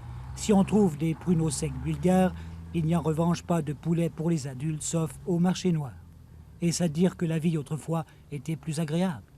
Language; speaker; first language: French; native; French